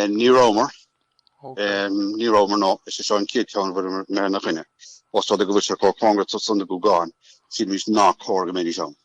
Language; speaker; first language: Irish; native; Irish